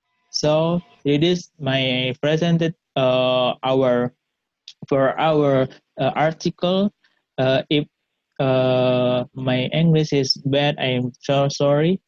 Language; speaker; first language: English; non-native, learner; Indonesian